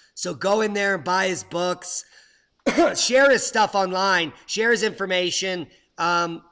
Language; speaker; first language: English; native; English